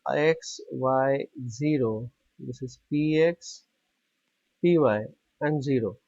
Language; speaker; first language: English; non-native, local second language; Hindi